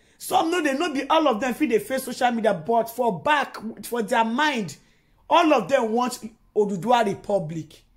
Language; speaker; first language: Nigerian Pidgin; non-native, local second language; Yoruba